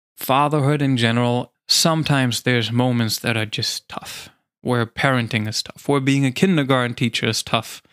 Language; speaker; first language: English; non-native, fluent; German